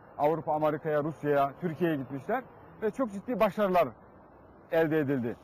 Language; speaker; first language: Turkish; native; Turkish